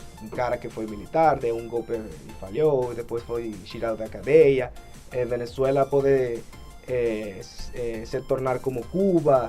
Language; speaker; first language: Portuguese; non-native, fluent; Spanish